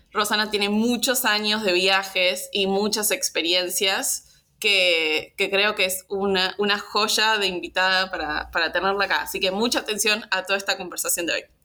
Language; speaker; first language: Spanish; native; Spanish